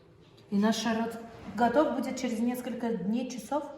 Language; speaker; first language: Russian; native; Russian